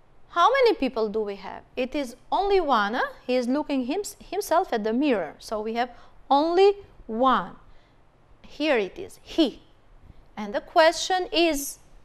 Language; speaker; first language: English; non-native, fluent; Albanian